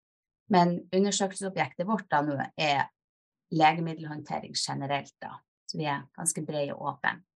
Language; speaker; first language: Norwegian; native; Norwegian